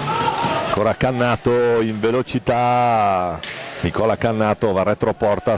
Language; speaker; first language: Italian; native; Italian